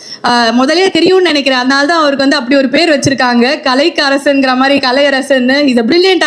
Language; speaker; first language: Tamil; native; Tamil